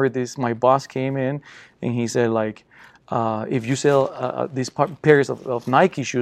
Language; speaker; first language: English; non-native, fluent; Spanish